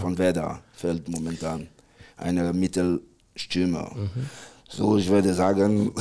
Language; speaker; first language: German; non-native, fluent; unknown